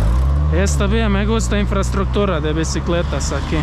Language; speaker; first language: Spanish; non-native, learner; Croatian